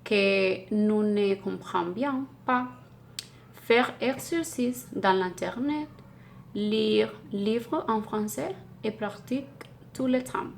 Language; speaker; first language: French; non-native, learner; Spanish